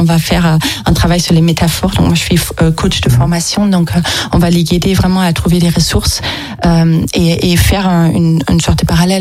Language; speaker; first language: French; non-native, fluent; German